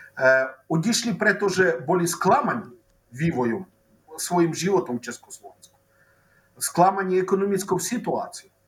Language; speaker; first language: Slovak; non-native, local second language; Rusyn